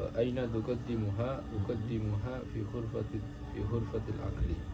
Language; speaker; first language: Arabic; non-native, learner; Indonesian